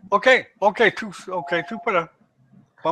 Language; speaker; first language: Spanish; non-native, learner; English